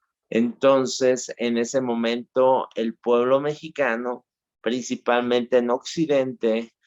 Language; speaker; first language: Spanish; native; Spanish